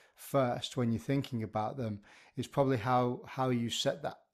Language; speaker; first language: English; native; English